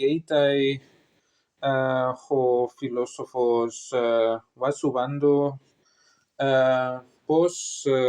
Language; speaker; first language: Greek; non-native, learner; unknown